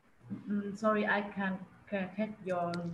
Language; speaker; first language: English; non-native, learner; Vietnamese